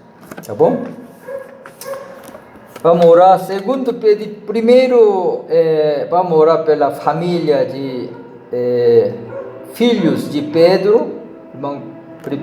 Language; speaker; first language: Portuguese; non-native, learner; Korean